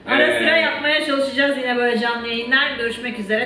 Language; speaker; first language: Turkish; native; Turkish